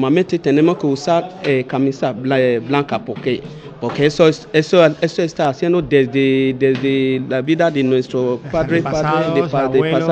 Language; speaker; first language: Spanish; non-native, learner; Bini